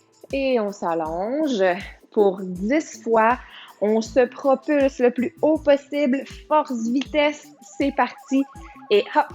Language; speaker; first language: French; native; French